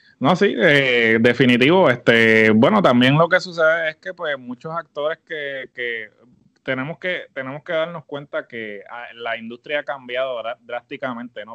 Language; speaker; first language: Spanish; native; Spanish